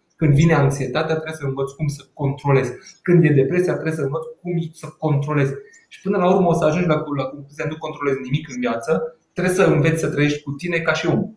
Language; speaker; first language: Romanian; non-native, local second language; Hungarian